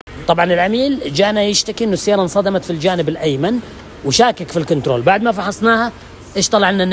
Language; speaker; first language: Arabic; native; Arabic